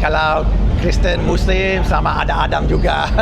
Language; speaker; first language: Indonesian; non-native, fluent; English